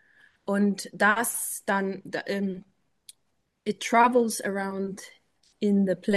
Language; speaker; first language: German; non-native, learner; English